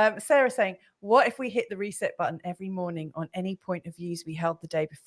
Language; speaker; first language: English; native; English